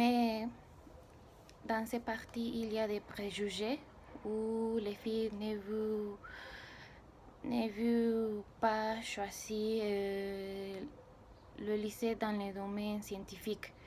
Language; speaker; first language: French; non-native, learner; Spanish